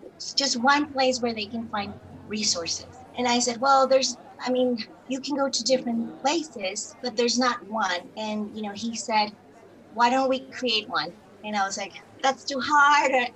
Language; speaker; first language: English; non-native, fluent; Spanish